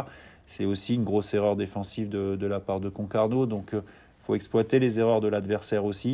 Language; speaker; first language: French; native; French